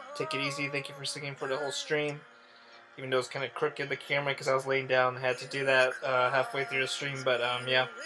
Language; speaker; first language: English; native; English